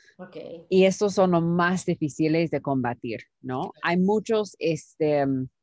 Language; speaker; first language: Spanish; non-native, fluent; English